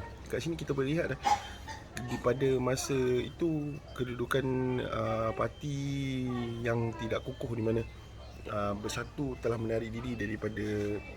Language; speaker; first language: Malay; native; Malay